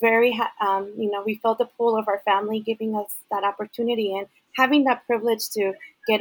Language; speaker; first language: English; early bilingual, other home language; Spanish